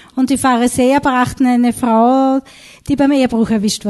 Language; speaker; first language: German; native; German